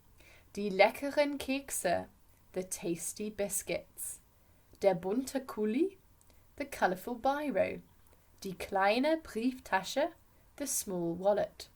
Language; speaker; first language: German; non-native, fluent; English